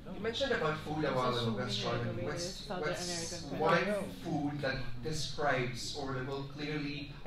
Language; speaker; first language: English; non-native, fluent; Spanish